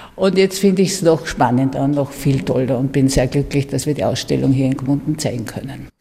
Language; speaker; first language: German; native; German